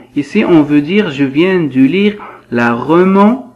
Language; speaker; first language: French; non-native, local second language; Arabic